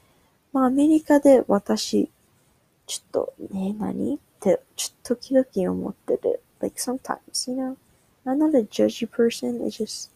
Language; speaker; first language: Japanese; non-native, learner; English